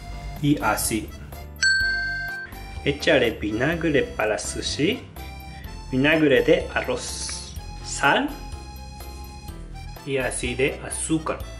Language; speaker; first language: Spanish; non-native, fluent; Japanese